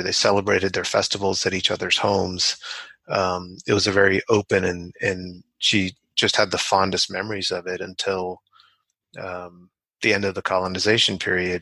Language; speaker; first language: English; native; English